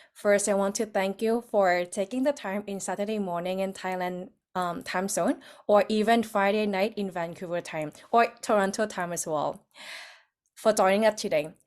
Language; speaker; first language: English; non-native, fluent; Thai